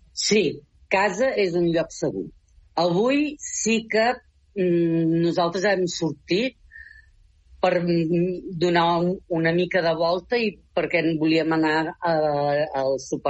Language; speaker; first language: Catalan; native; Catalan